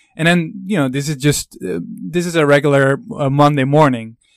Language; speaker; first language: English; non-native, fluent; Dutch